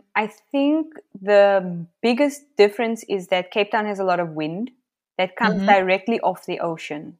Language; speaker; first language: English; native; English